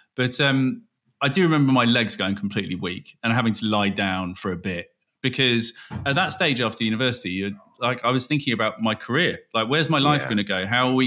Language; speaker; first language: English; native; English